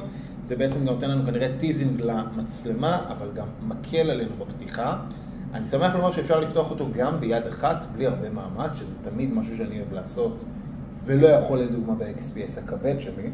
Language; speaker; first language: Hebrew; native; Hebrew